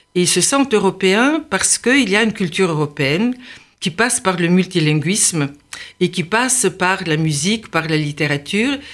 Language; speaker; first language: French; non-native, fluent; Bulgarian